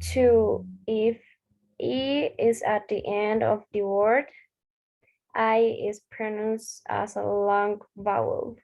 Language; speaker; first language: English; non-native, learner; Spanish